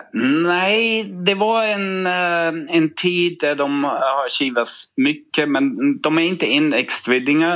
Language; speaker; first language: Swedish; non-native, fluent; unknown